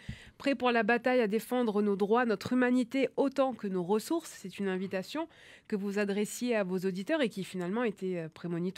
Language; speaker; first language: French; native; French